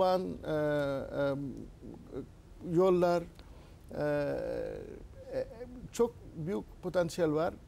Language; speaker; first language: Turkish; non-native, learner; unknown